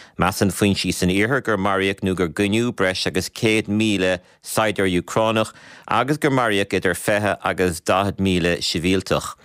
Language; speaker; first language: Irish; native; Irish